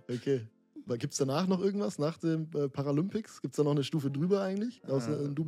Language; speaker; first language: German; native; German